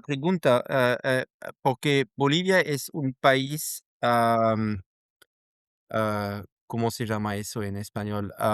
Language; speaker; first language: Spanish; non-native, learner; German